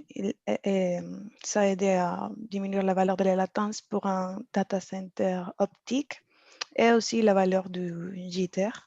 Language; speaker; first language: French; non-native, fluent; Spanish